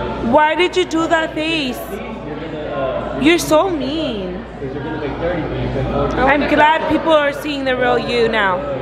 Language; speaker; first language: English; early bilingual, other home language; Spanish